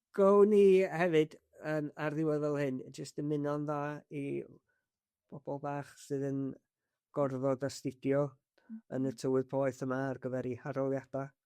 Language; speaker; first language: Welsh; native; Welsh